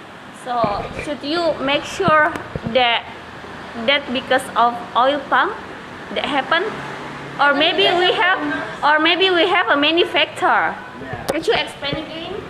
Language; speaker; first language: English; non-native, learner; Indonesian